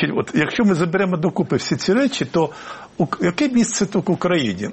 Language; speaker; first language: Ukrainian; native; Ukrainian